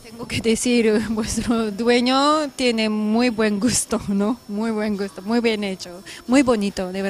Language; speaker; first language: Spanish; non-native, fluent; Japanese